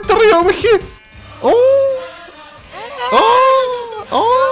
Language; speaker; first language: Spanish; native; Spanish